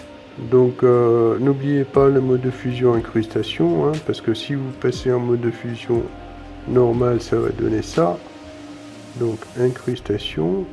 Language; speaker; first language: French; native; French